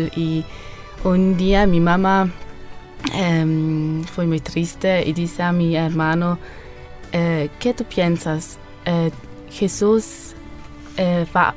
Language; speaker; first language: Spanish; non-native, learner; German